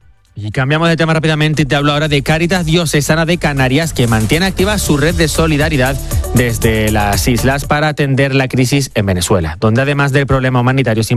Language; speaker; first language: Spanish; native; Spanish